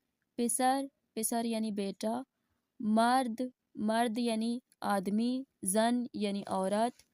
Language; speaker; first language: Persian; non-native, fluent; Urdu